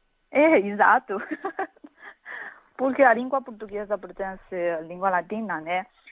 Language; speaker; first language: Portuguese; non-native, fluent; Chinese